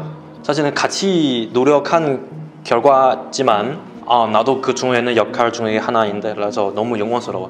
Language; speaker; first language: Korean; non-native, fluent; Chinese